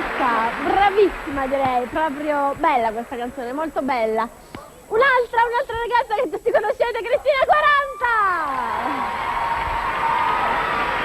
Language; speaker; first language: Italian; native; Italian